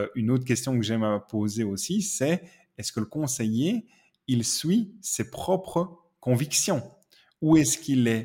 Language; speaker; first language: French; native; French